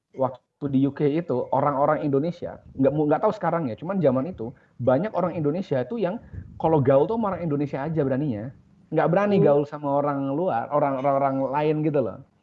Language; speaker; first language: Indonesian; native; Indonesian